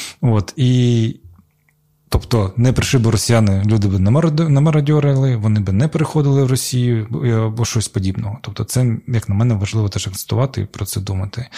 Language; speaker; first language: Ukrainian; non-native, local second language; Crimean Tatar